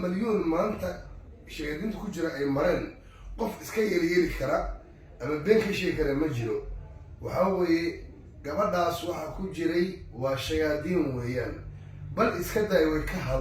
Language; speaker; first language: Somali; native; Somali